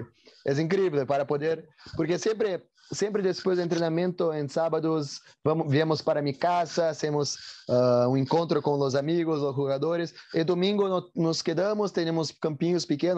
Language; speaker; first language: Spanish; non-native, learner; Portuguese